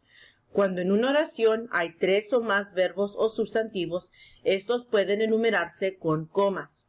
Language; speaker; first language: Spanish; early bilingual, heritage; Spanish